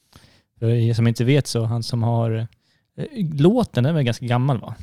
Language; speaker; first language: Swedish; native; Swedish